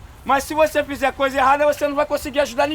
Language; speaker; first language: Portuguese; native; Portuguese